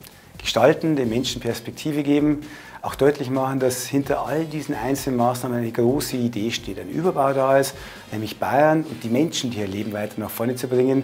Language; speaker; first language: German; native; German